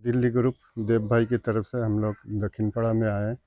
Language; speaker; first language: Hindi; non-native, local second language; Bangla